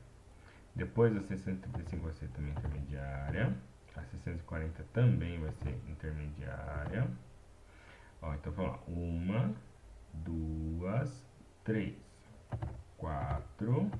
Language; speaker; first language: Portuguese; native; Portuguese